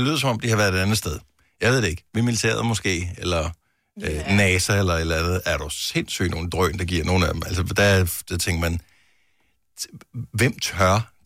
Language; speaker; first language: Danish; native; Danish